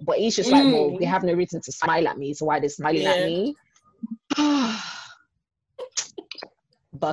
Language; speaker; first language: English; non-native, local second language; Yoruba